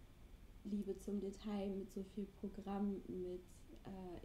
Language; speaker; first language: German; native; German